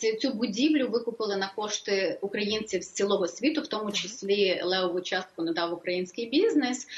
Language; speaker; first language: Ukrainian; native; Ukrainian